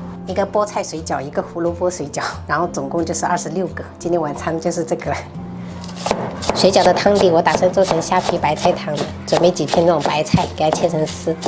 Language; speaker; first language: Chinese; native; Chinese